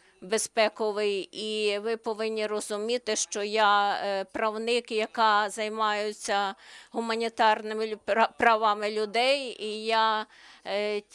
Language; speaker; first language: Ukrainian; non-native, learner; Slovenian